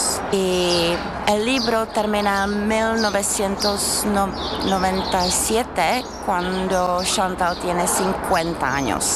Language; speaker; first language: Spanish; non-native, fluent; Czech